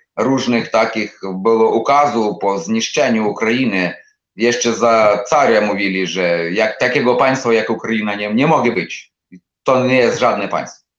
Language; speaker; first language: Polish; non-native, learner; Ukrainian